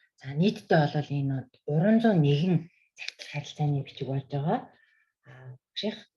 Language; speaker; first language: Mongolian; native; Mongolian